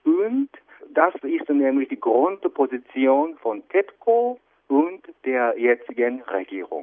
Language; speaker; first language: German; non-native, fluent; Japanese